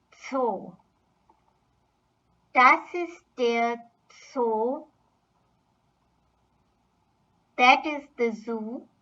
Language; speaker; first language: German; non-native, fluent; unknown